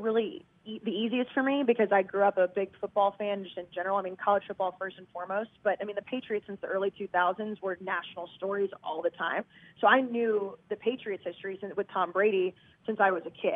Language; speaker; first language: English; native; English